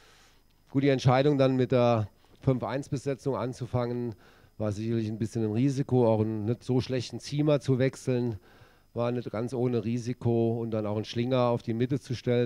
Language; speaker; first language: German; native; German